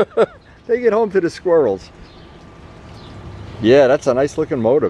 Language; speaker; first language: English; native; English